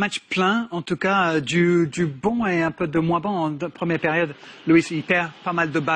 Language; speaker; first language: French; native; French